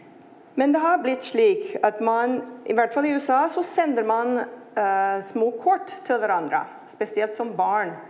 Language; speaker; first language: Norwegian; non-native, fluent; English